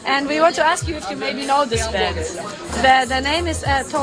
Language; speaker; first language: English; non-native, learner; German